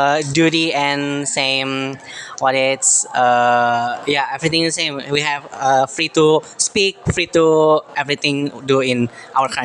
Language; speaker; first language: English; non-native, learner; Indonesian